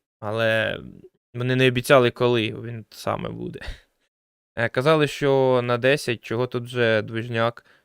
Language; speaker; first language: Ukrainian; native; Ukrainian